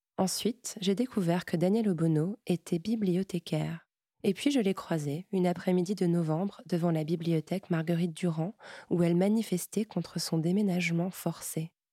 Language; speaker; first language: French; native; French